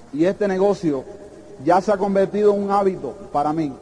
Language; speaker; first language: Spanish; early bilingual, heritage; Spanish